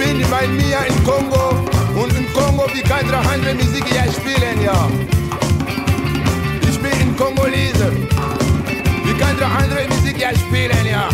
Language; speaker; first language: German; non-native, learner; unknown